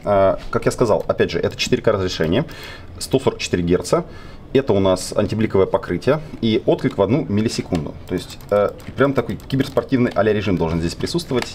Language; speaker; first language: Russian; native; Russian